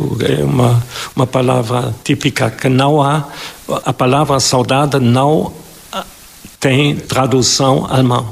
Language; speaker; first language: Portuguese; non-native, fluent; German